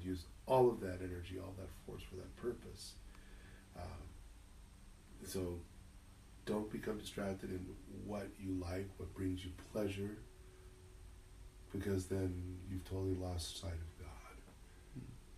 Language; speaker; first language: English; early bilingual, other home language; Spanish